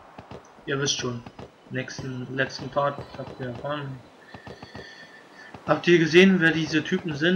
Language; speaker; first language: German; native; German